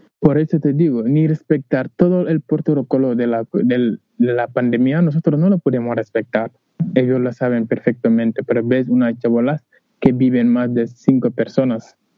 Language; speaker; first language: Spanish; non-native, learner; Wolof